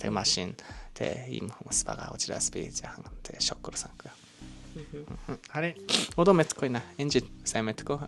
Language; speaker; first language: Mongolian; non-native, learner; Japanese